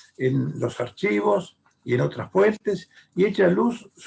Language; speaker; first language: Spanish; native; Spanish